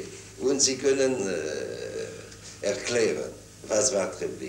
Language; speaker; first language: German; non-native, fluent; French